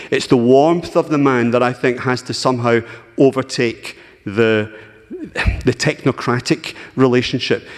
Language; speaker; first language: English; native; English